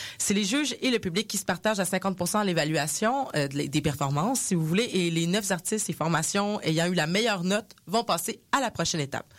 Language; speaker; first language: French; non-native, local second language; English